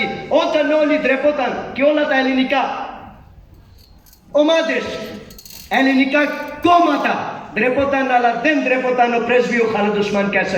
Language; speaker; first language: Greek; non-native, fluent; Urdu